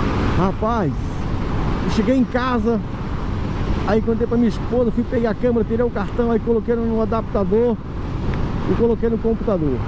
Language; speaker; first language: Portuguese; native; Portuguese